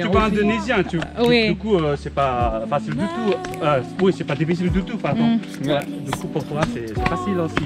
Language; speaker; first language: French; non-native, fluent; Javanese